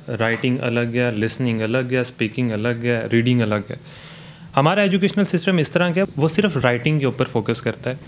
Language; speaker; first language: Urdu; non-native, local second language; Punjabi